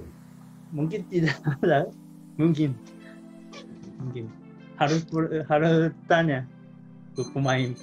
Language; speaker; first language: Indonesian; non-native, learner; Japanese